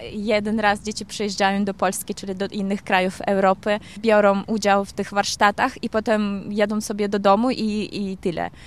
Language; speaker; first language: Polish; non-native, learner; Kazakh